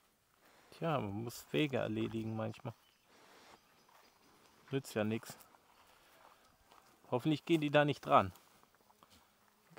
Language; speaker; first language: German; native; German